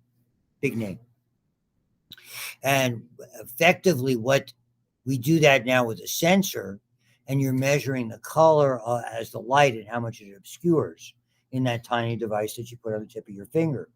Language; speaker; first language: English; native; English